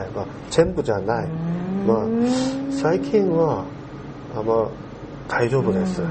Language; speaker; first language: Japanese; non-native, learner; Korean